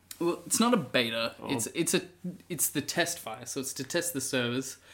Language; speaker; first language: English; native; English